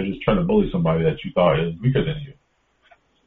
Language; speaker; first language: English; native; English